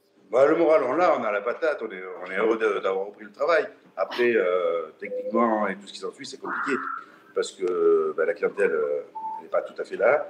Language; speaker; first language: French; native; French